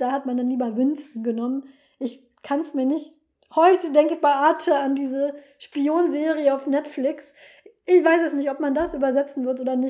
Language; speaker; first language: German; native; German